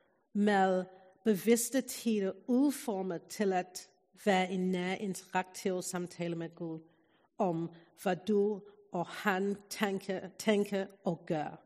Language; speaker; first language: Danish; non-native, fluent; English